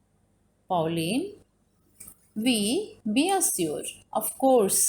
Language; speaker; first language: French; non-native, fluent; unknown